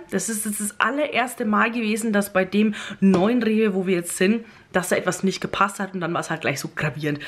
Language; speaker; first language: German; native; German